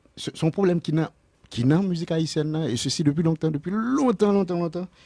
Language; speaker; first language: French; non-native, local second language; Haitian Creole